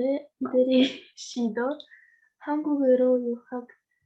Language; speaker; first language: Korean; non-native, learner; Russian